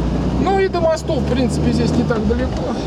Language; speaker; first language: Russian; native; Russian